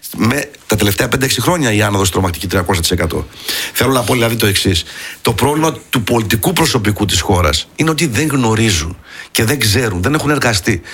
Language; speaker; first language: Greek; early bilingual, heritage; Greek